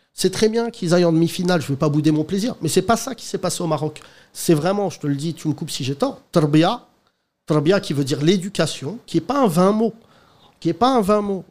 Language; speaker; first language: French; native; French